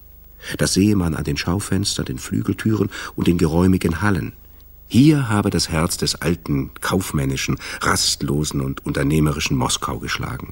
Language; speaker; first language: German; native; German